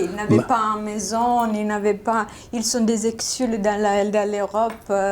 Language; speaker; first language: French; non-native, fluent; Italian